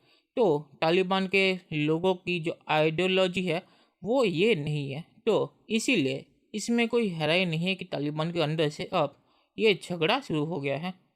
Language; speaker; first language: Hindi; native; Hindi